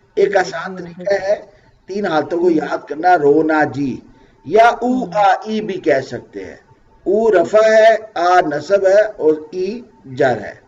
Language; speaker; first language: Urdu; native; Urdu